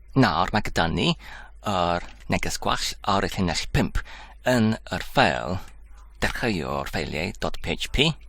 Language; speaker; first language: Welsh; non-native, local second language; English